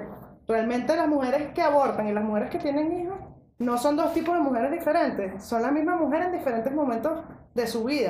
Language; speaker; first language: Spanish; native; Spanish